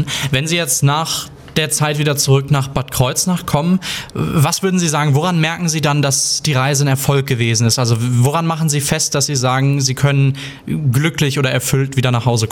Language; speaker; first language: German; native; German